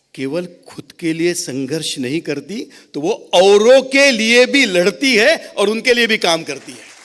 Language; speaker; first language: Hindi; non-native, local second language; Marathi